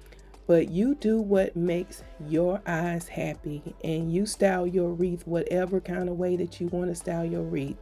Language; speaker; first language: English; native; English